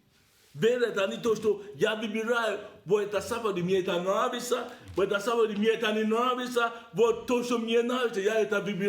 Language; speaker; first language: Russian; non-native, learner; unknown